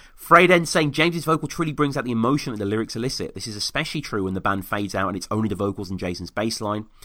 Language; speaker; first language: English; native; English